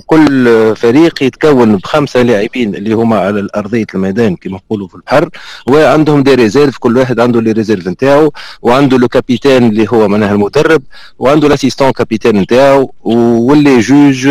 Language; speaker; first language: Arabic; native; Arabic